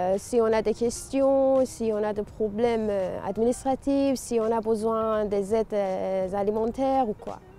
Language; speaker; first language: French; non-native, fluent; Persian